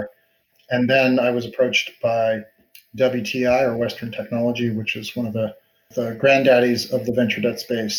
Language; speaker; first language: English; native; English